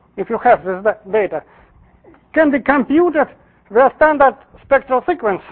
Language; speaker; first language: English; non-native, fluent; Russian